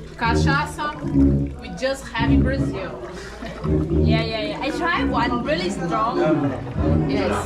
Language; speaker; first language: English; non-native, learner; Thai